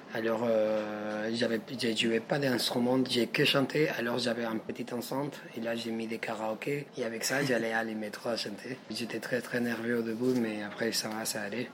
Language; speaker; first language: French; non-native, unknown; Spanish